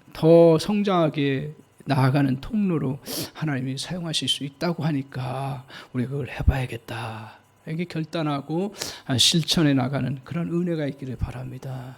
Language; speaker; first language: Korean; native; Korean